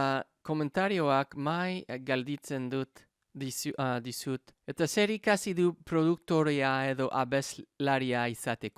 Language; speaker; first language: Basque; non-native, learner; English